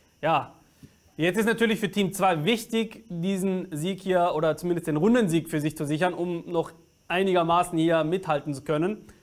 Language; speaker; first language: German; native; German